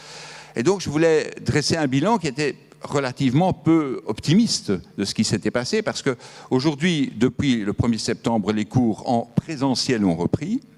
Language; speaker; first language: French; native; French